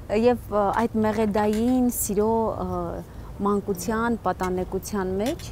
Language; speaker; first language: Armenian; native; Armenian